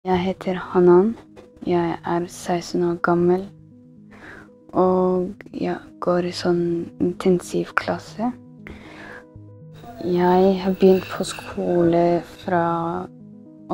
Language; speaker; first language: Norwegian; non-native, learner; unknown